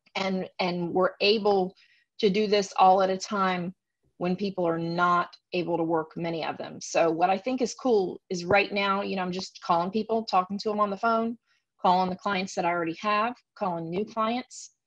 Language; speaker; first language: English; native; English